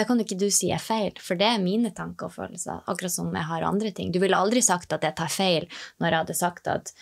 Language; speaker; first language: Norwegian; native; Norwegian